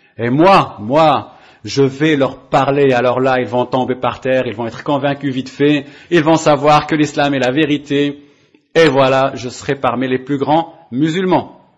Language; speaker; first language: French; non-native, local second language; Arabic